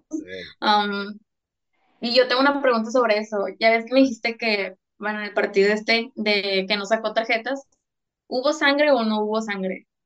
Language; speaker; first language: Spanish; native; Spanish